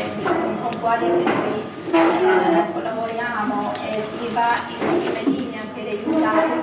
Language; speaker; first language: Italian; non-native, fluent; Kurdish